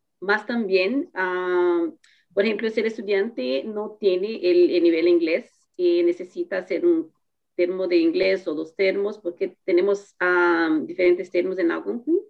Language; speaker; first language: Spanish; non-native, learner; Portuguese